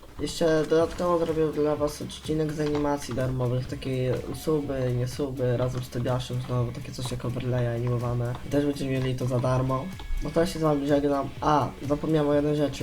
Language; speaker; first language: Polish; native; Polish